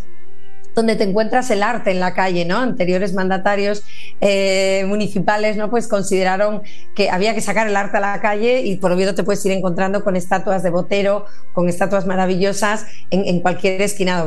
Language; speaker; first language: Spanish; native; Spanish